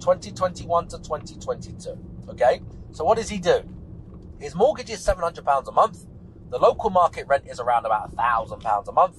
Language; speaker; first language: English; native; English